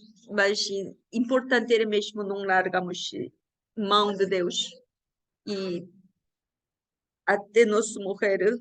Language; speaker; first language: Portuguese; non-native, learner; Korean